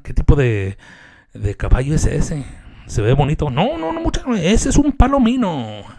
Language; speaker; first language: Spanish; early bilingual, heritage; Spanish